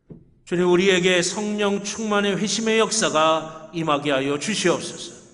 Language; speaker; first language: Korean; native; Korean